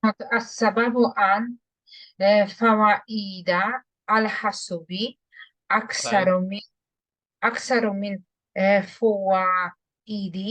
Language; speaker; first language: Arabic; non-native, learner; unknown